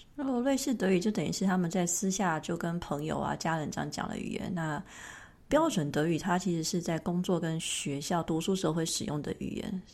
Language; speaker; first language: Chinese; native; Chinese